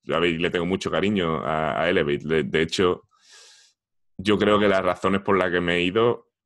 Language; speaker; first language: Spanish; native; Spanish